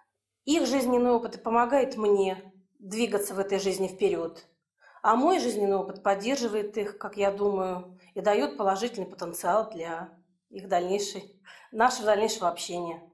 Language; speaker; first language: Russian; native; Russian